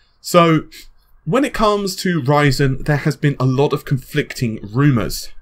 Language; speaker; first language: English; native; English